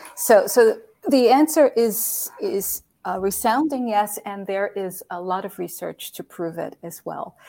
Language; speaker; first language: English; native; English